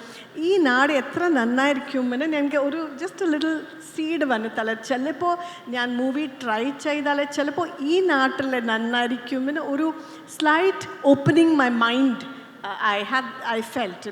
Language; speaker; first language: Malayalam; non-native, fluent; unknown